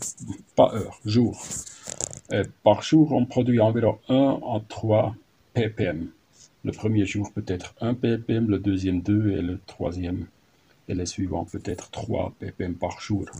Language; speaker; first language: French; non-native, learner; German